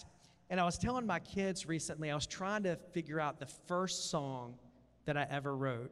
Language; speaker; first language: English; native; English